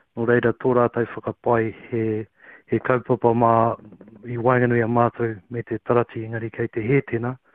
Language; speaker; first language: Māori; non-native, local second language; English